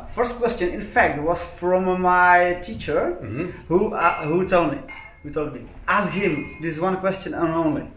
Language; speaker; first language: English; non-native, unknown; Czech